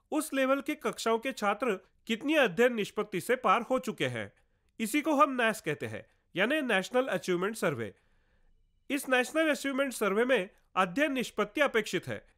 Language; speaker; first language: Hindi; non-native, local second language; Marathi